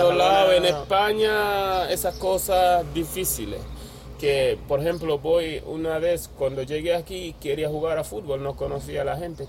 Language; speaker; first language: Spanish; non-native, fluent; Wolof